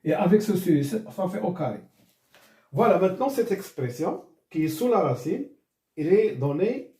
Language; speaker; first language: French; non-native, local second language; Arabic